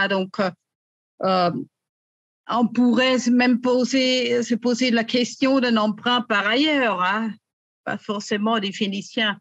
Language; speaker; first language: French; native; French